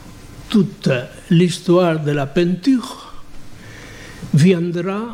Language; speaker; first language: French; non-native, fluent; Spanish